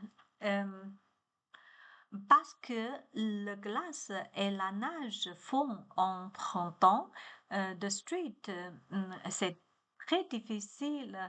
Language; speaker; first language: French; non-native, learner; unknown